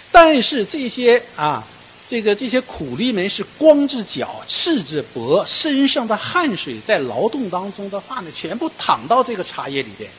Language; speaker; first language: Chinese; native; Chinese